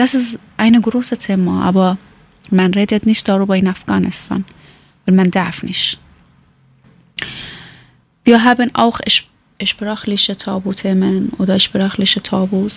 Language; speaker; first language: German; non-native, learner; Persian